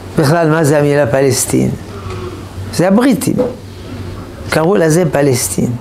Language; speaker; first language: Hebrew; non-native, fluent; French